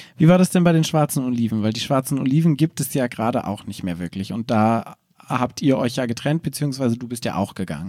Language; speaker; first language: German; native; German